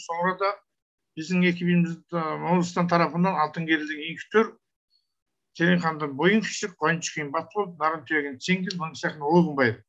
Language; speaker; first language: Turkish; non-native, learner; Kazakh